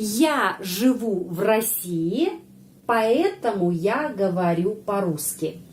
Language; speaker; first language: Russian; non-native, fluent; Indonesian